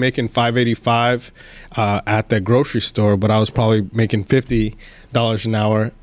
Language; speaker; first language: English; native; English